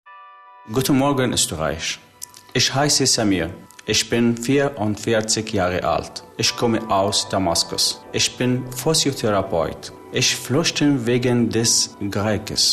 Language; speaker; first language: German; non-native, learner; Arabic